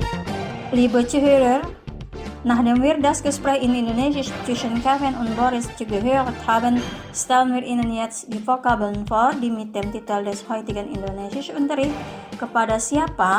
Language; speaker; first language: German; non-native, fluent; Indonesian